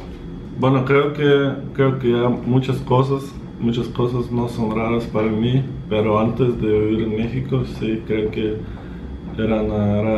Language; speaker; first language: Spanish; non-native, fluent; Russian